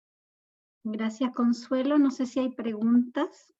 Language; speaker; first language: Spanish; native; Spanish